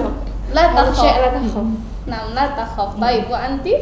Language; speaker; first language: Arabic; non-native, fluent; Indonesian